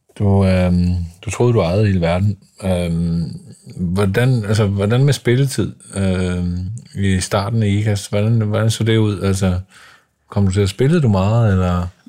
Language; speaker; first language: Danish; native; Danish